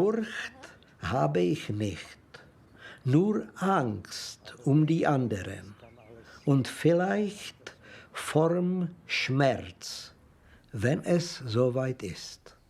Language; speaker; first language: German; non-native, fluent; Czech